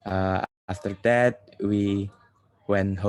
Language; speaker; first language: English; non-native, learner; Indonesian